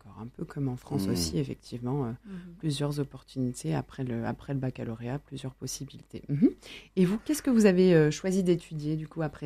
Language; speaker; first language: French; native; French